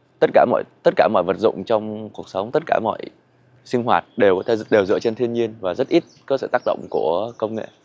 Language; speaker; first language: Vietnamese; native; Vietnamese